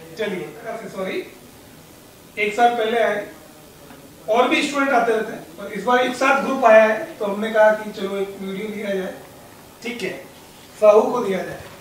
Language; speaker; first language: Hindi; non-native, local second language; Gujarati